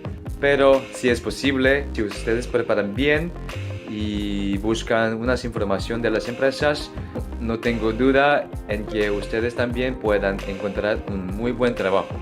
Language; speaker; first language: Spanish; non-native, fluent; Korean